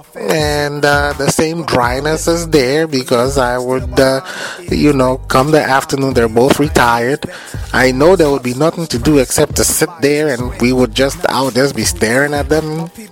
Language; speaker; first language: English; non-native, local second language; Akan